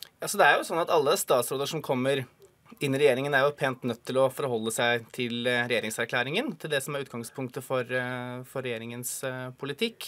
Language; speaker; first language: Norwegian; native; Norwegian